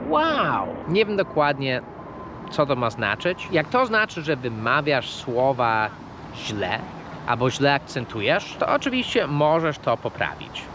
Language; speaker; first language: Polish; non-native, fluent; English